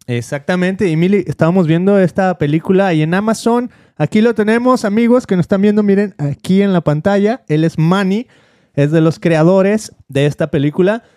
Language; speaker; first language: Spanish; native; Spanish